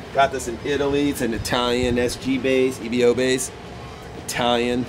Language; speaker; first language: English; native; English